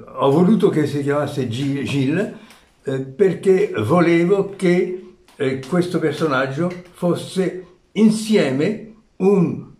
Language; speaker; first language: Italian; early bilingual, heritage; Italian